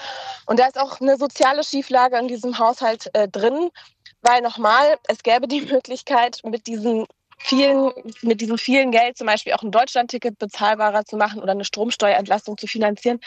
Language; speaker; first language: German; native; German